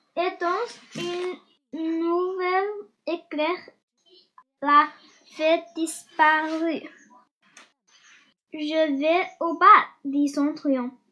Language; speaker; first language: French; non-native, learner; Chinese